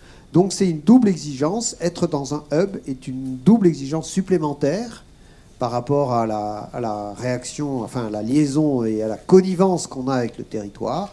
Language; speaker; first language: French; native; French